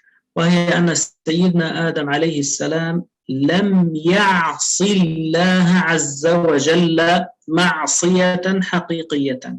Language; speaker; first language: Arabic; native; Arabic